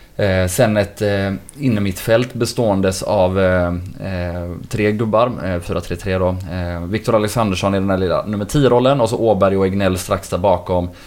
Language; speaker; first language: Swedish; native; Swedish